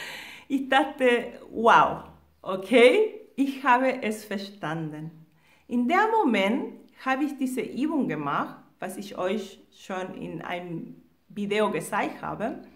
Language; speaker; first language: German; non-native, fluent; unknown